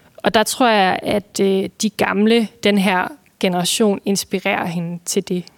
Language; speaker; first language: Danish; native; Danish